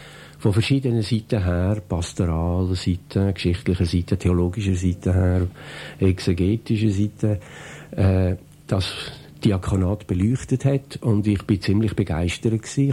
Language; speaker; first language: German; native; German